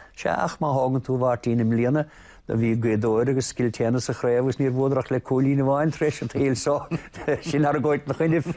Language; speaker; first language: Irish; native; Irish